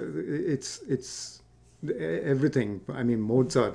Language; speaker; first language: English; non-native, local second language; Tamil